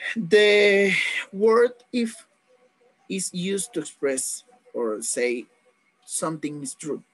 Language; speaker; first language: English; non-native, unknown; Spanish